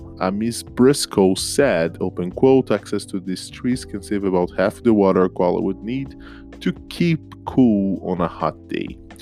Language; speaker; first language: English; non-native, fluent; Portuguese